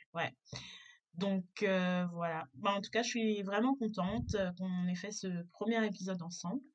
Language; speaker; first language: French; native; French